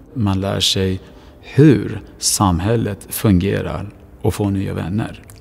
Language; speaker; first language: Swedish; non-native, fluent; Persian